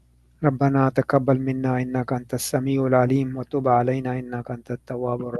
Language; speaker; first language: Arabic; non-native, fluent; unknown